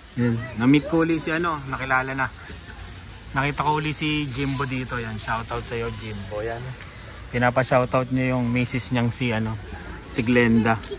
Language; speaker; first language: Filipino; native; Filipino